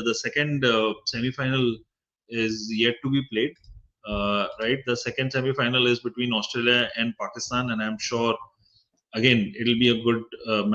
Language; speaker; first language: English; non-native, local second language; Hindi